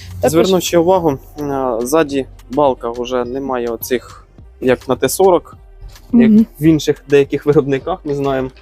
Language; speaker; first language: Ukrainian; native; Ukrainian